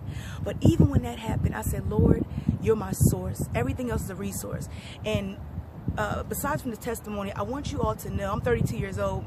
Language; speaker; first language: English; native; English